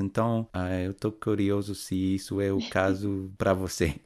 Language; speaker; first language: Portuguese; non-native, fluent; English